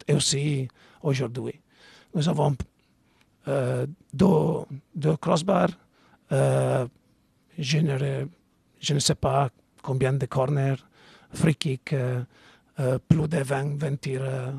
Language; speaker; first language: French; non-native, learner; Italian